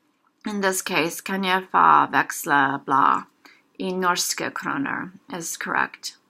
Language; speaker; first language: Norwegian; non-native, learner; English